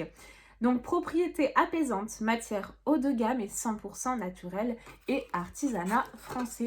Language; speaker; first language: French; native; French